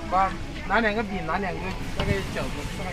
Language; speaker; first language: Chinese; native; Chinese